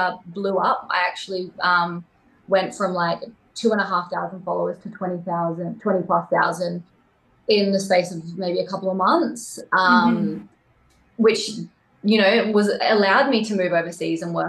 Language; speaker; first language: English; native; English